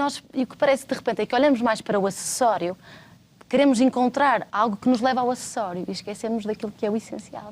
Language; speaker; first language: Portuguese; native; Portuguese